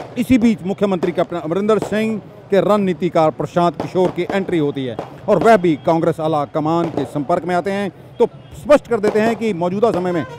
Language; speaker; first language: Hindi; non-native, local second language; Punjabi